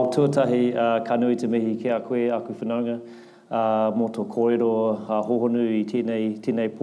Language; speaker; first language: English; native; English